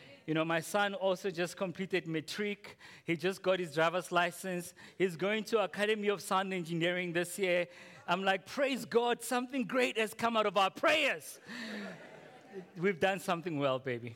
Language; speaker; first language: English; non-native, local second language; Tswana